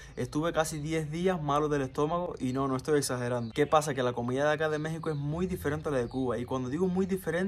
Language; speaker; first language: Spanish; native; Spanish